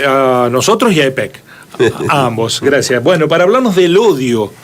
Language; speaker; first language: Spanish; native; Spanish